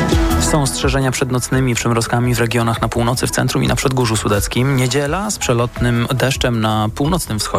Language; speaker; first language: Polish; native; Polish